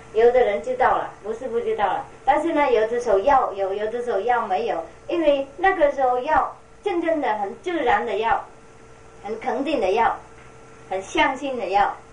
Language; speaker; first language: Chinese; non-native, fluent; Vietnamese